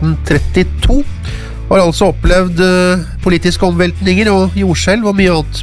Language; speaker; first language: Norwegian; native; Norwegian